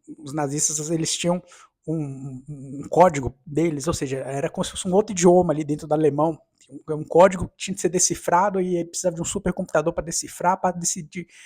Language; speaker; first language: Portuguese; native; Portuguese